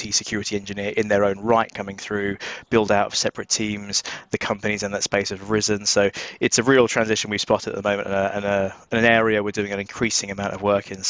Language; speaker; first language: English; native; English